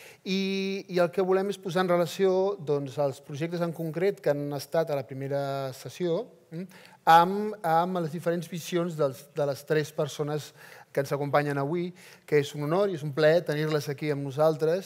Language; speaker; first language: Catalan; native; Catalan